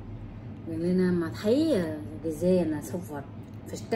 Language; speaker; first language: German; non-native, learner; Vietnamese